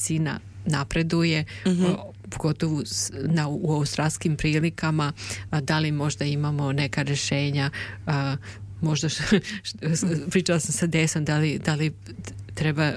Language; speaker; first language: Serbian; native; Serbian